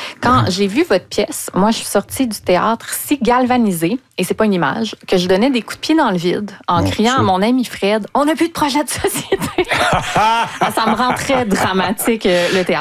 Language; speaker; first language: French; native; French